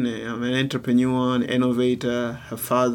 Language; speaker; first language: English; non-native, local second language; Swahili